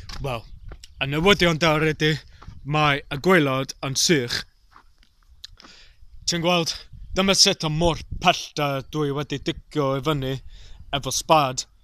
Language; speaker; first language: Welsh; non-native, learner; English